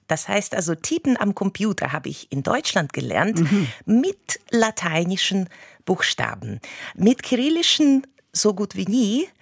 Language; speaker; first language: German; non-native, fluent; Russian